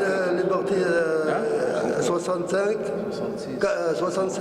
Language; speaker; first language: French; non-native, learner; Arabic